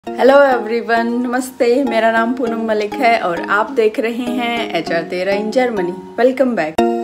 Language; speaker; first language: Hindi; native; Hindi